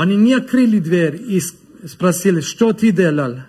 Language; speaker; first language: Russian; non-native, learner; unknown